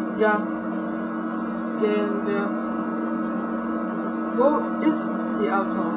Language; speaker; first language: German; non-native, learner; English